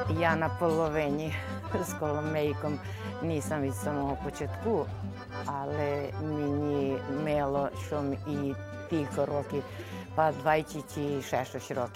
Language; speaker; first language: Ukrainian; early bilingual, heritage; Ukrainian